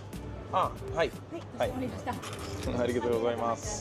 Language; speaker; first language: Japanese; non-native, learner; English